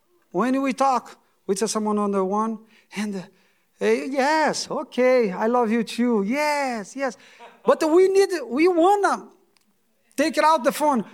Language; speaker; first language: English; non-native, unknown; Portuguese